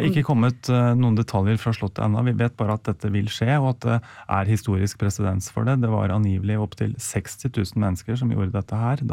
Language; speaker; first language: Norwegian; native; Norwegian